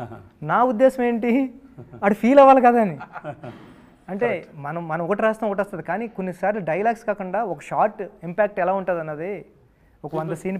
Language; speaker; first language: Telugu; native; Telugu